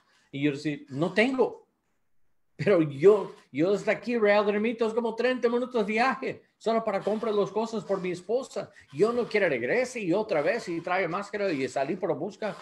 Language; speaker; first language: Spanish; non-native, learner; English